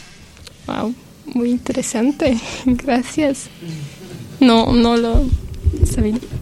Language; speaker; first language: Spanish; non-native, learner; Italian